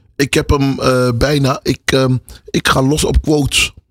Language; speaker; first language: Dutch; native; Dutch